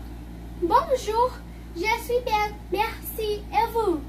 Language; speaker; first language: French; non-native, learner; Portuguese